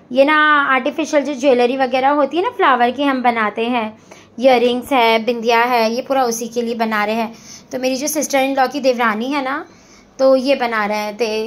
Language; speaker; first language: Hindi; native; Hindi